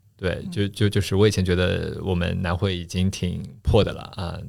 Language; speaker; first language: Chinese; non-native, local second language; Wu Chinese